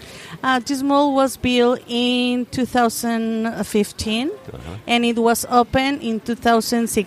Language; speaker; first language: English; non-native, learner; Spanish